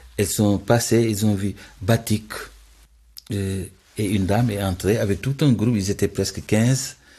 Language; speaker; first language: French; non-native, local second language; Wolof